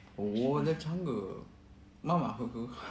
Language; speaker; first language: Chinese; non-native, learner; Japanese